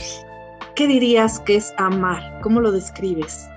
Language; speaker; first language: Spanish; native; Spanish